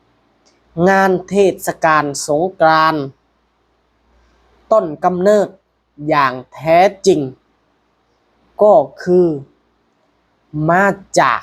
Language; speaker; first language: Thai; non-native, local second language; Lao